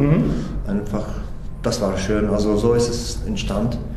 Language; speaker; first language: German; non-native, fluent; Czech